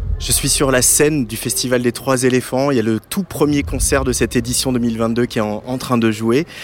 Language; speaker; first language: French; native; French